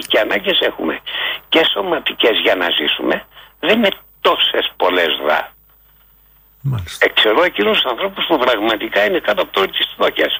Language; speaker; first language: Greek; native; Greek